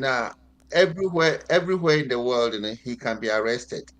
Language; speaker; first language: English; non-native, local second language; Akan